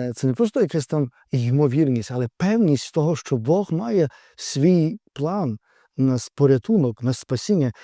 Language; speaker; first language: Ukrainian; native; Ukrainian